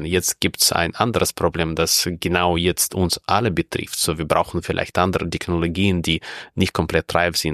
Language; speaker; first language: German; non-native, fluent; Russian